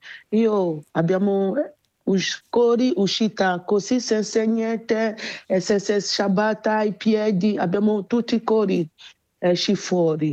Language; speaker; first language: Italian; non-native, learner; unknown